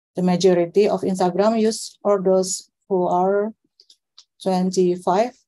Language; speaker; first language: English; non-native, fluent; Indonesian